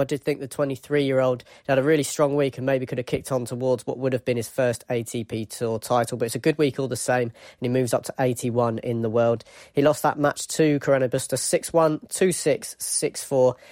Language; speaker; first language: English; native; English